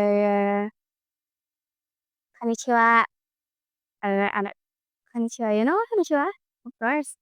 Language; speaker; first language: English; non-native, learner; Indonesian